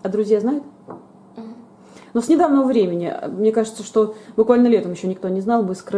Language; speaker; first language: Russian; native; Russian